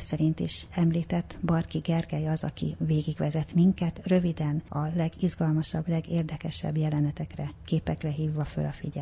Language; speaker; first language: Hungarian; native; Hungarian